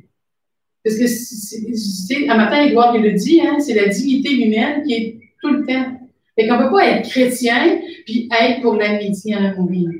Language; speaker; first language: French; native; French